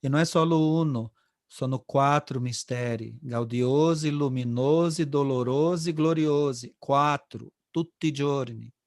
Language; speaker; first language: Italian; non-native, fluent; Portuguese